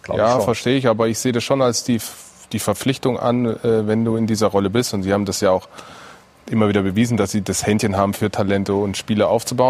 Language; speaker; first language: German; native; German